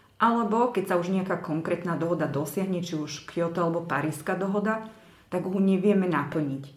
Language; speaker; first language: Slovak; native; Slovak